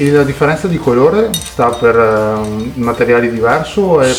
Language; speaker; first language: Italian; native; Italian